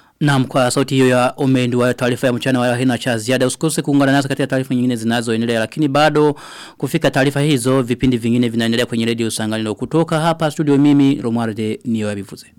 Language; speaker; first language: Swahili; non-native, local second language; Rundi